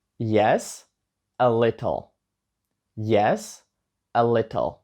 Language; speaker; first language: English; non-native, learner; Ukrainian